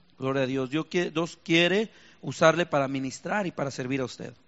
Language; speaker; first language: Spanish; native; Spanish